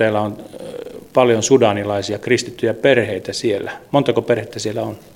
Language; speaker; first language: Finnish; native; Finnish